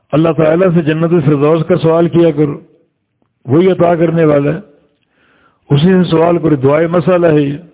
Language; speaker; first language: Urdu; native; Urdu